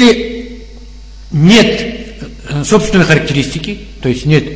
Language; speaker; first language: Russian; native; Russian